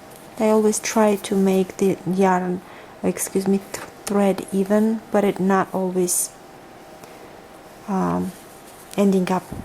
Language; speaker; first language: English; non-native, fluent; Georgian